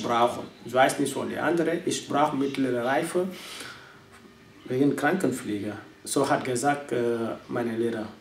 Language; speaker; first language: German; non-native, learner; French